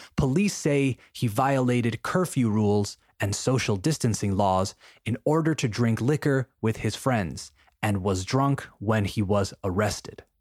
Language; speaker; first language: English; non-native, fluent; Spanish